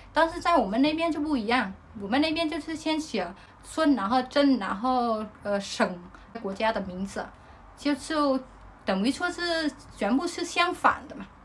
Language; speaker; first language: Chinese; non-native, fluent; Vietnamese